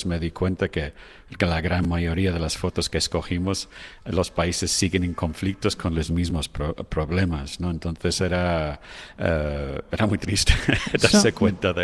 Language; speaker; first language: Spanish; non-native, fluent; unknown